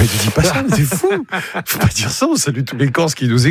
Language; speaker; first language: French; native; French